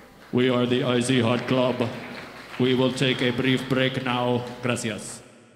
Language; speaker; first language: English; native; English